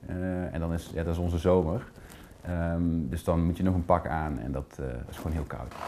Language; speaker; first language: Dutch; native; Dutch